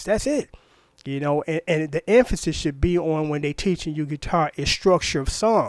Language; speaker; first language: English; native; English